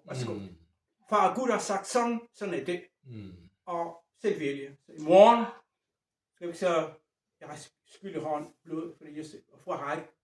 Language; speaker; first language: Danish; non-native, fluent; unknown